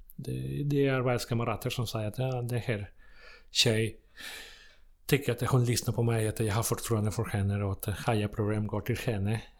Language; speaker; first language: Swedish; non-native, fluent; Spanish